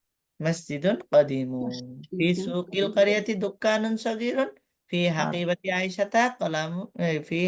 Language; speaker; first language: Arabic; non-native, fluent; Bangla